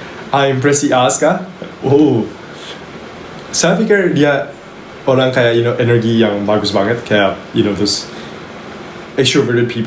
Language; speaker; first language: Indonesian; non-native, local second language; English